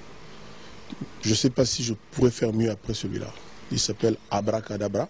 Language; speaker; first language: French; non-native, local second language; Lingala